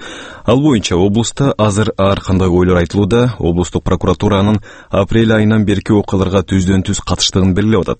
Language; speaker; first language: Kyrgyz; native; Kyrgyz